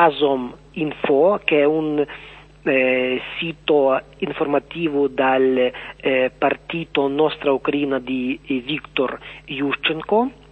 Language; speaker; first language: Italian; non-native, learner; Ukrainian